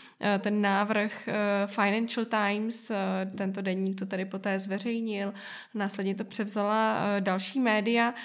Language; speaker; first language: Czech; native; Czech